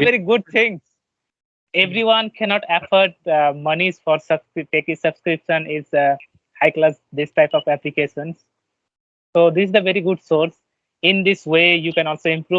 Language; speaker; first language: English; non-native, learner; Bangla